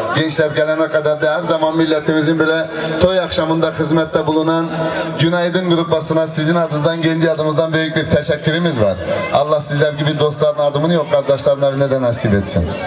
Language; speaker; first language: Turkish; early bilingual, heritage; Turkish